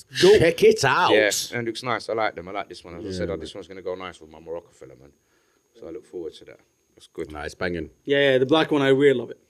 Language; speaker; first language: English; native; English